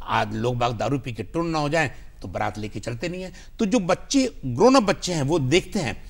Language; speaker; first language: Hindi; native; Hindi